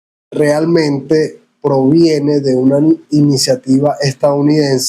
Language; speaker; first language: Spanish; native; Spanish